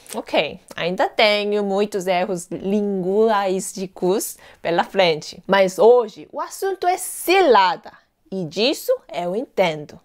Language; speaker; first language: Portuguese; non-native, fluent; Korean